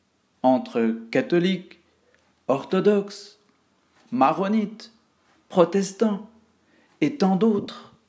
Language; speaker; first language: French; native; French